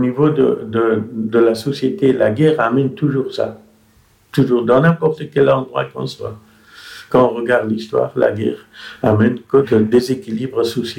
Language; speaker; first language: French; non-native, fluent; Persian